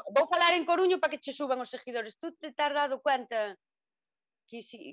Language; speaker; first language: Spanish; non-native, local second language; Galician